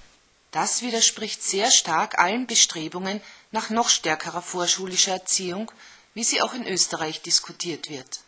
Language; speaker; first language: German; native; German